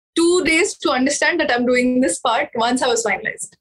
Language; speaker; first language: English; non-native, local second language; Marathi